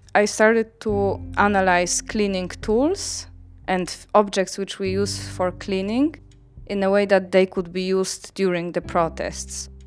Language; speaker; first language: English; non-native, fluent; Polish